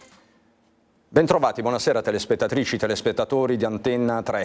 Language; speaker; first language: Italian; native; Italian